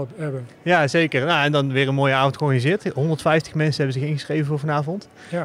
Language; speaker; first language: Dutch; native; Dutch